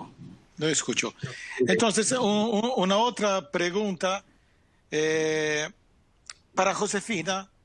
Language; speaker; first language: Spanish; non-native, fluent; Portuguese